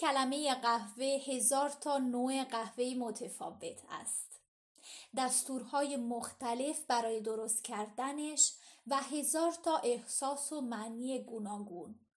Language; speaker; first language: Persian; non-native, fluent; Italian